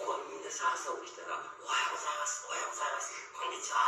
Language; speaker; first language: Japanese; native; Japanese